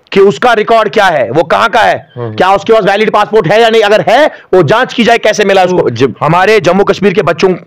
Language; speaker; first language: Urdu; non-native, local second language; Kashmiri